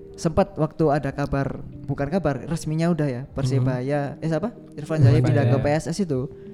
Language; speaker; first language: Indonesian; non-native, local second language; Javanese